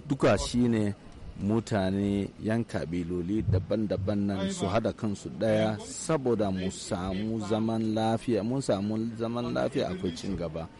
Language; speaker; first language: Hausa; non-native, local second language; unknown